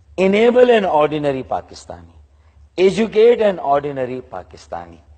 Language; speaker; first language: English; non-native, local second language; Urdu